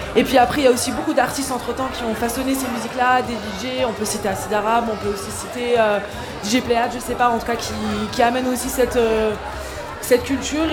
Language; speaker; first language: French; early bilingual, other home language; Arabic